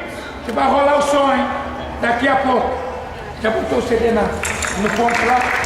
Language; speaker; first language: Portuguese; native; Portuguese